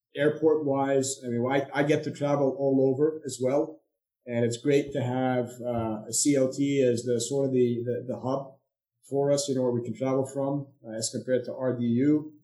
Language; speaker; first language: English; non-native, fluent; Arabic